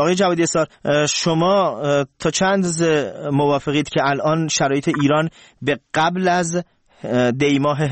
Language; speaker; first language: Persian; native; Persian